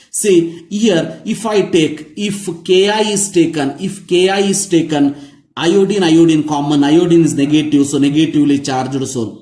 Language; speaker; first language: English; non-native, local second language; Kannada